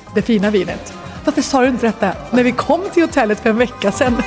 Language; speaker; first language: Swedish; native; Swedish